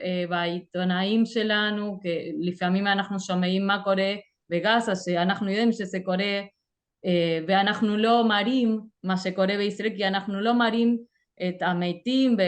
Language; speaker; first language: Hebrew; non-native, fluent; Spanish